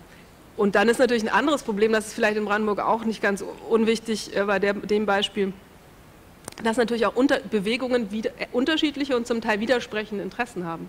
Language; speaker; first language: German; native; German